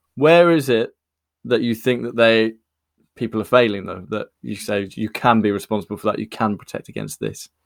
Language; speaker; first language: English; native; English